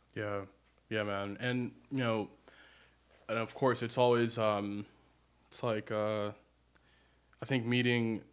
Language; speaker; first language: English; early bilingual, other home language; Yoruba